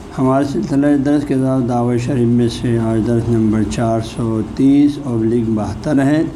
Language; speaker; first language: Urdu; non-native, local second language; Balti